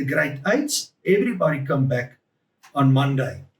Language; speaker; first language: English; non-native, local second language; Afrikaans